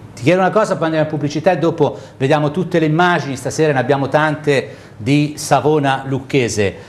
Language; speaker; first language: Italian; native; Italian